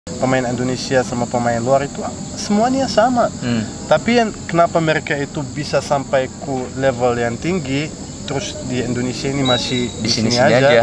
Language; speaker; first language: Indonesian; non-native, fluent; Arabic